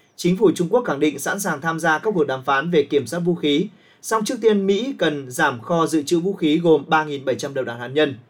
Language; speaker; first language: Vietnamese; native; Vietnamese